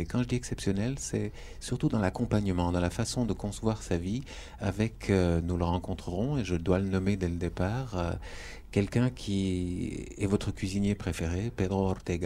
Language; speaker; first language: French; native; French